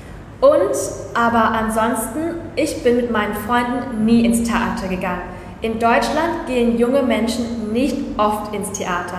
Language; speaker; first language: German; early bilingual, other home language; Vietnamese